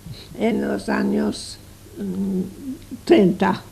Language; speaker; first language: Spanish; non-native, fluent; English